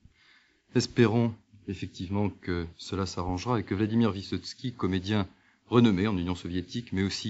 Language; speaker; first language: French; native; French